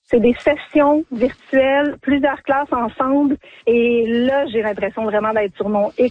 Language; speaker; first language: French; native; French